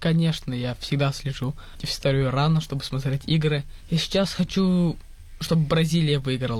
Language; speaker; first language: Russian; early bilingual, heritage; Russian